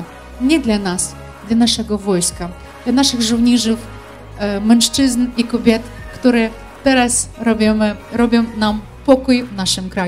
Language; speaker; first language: Polish; non-native, learner; Ukrainian